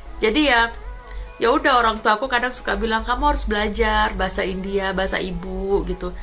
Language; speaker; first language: Indonesian; native; Indonesian